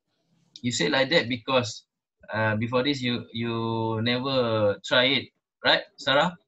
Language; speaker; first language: English; non-native, local second language; Malay